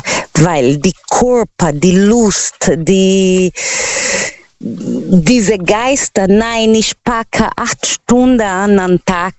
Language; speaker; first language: German; non-native, learner; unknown